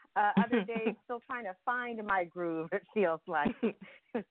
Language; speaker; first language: English; early bilingual, other home language; Russian